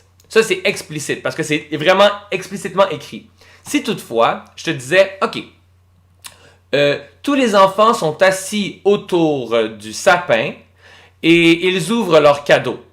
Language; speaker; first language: French; native; French